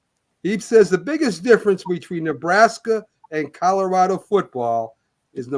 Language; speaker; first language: English; native; English